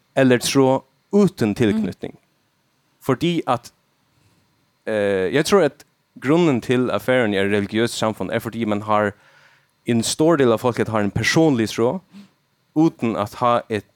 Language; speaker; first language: Swedish; non-native, learner; Faroese